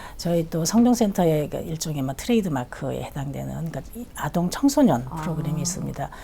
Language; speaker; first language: Korean; native; Korean